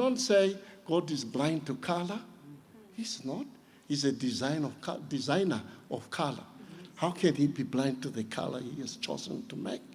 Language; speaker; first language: English; non-native, local second language; Shona